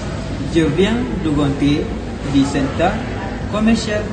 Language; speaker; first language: French; non-native, learner; Malay